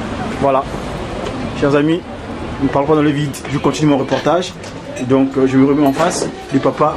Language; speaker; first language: French; non-native, local second language; Kongo